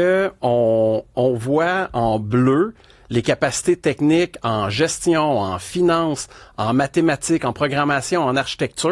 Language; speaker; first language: French; native; French